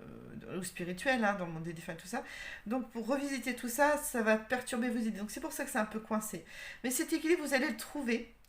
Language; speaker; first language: French; native; French